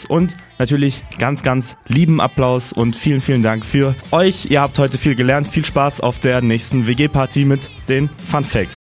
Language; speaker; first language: German; native; German